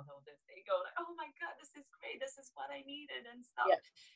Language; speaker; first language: English; non-native, fluent; Romanian